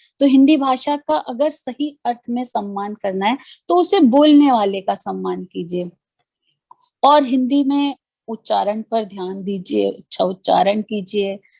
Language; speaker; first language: Hindi; native; Hindi